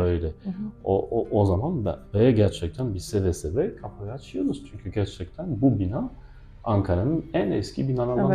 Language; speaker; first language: Turkish; non-native, fluent; French